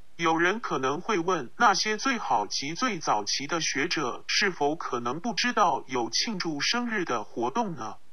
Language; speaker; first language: Chinese; non-native, local second language; Cantonese